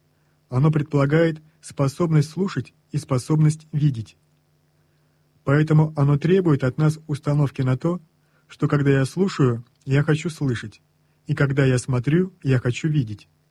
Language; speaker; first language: Russian; native; Russian